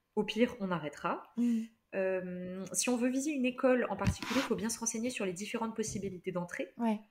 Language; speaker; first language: French; native; French